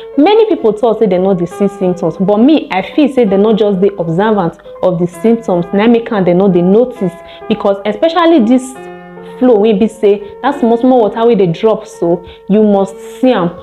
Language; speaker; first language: Nigerian Pidgin; native; Nigerian Pidgin